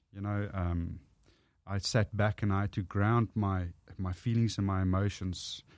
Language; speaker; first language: English; non-native, local second language; Afrikaans